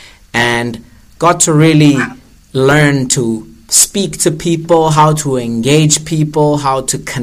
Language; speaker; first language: English; non-native, local second language; Zulu